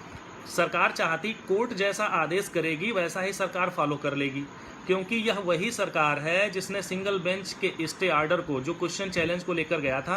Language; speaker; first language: Hindi; native; Hindi